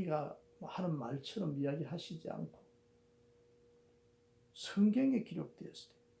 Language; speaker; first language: Korean; native; Korean